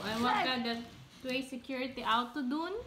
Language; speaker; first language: Dutch; non-native, learner; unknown